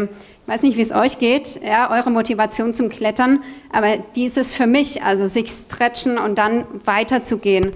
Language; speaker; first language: German; native; German